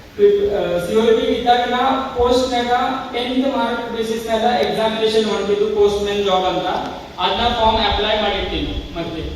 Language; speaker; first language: Kannada; non-native, local second language; Marathi